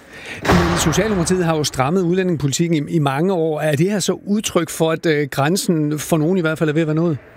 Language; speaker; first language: Danish; native; Danish